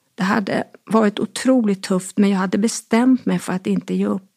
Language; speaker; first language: Swedish; native; Swedish